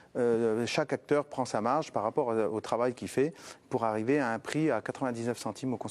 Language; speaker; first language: French; native; French